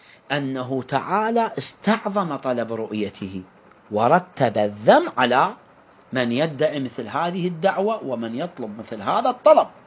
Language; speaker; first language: Arabic; native; Arabic